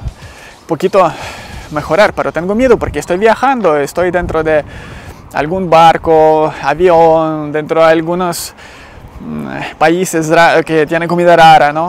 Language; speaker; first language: Spanish; non-native, learner; Ukrainian